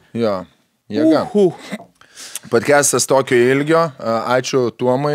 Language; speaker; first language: Lithuanian; native; Lithuanian